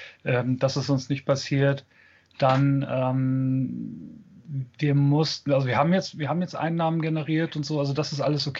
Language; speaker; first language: German; native; German